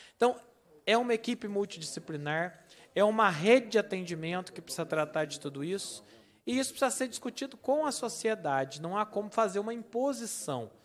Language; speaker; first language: Portuguese; native; Portuguese